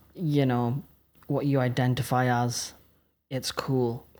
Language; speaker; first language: English; native; English